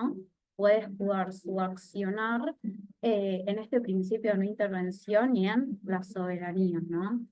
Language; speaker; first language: Spanish; native; Spanish